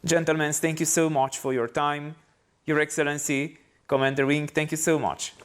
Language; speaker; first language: English; non-native, fluent; Romanian